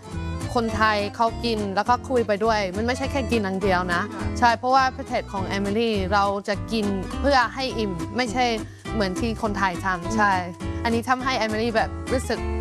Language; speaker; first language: Thai; non-native, fluent; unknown